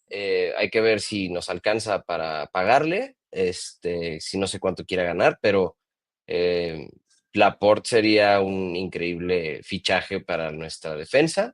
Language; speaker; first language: Spanish; native; Spanish